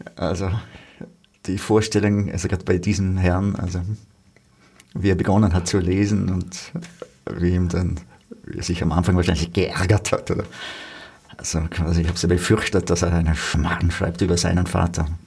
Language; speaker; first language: German; native; German